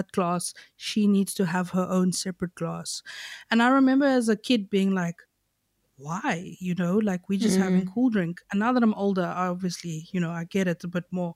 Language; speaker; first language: English; native; English